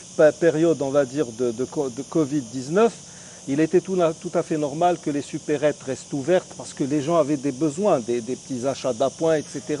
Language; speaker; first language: French; non-native, local second language; Arabic